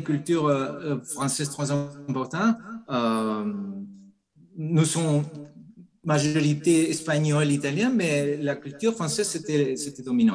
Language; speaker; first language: French; non-native, fluent; Spanish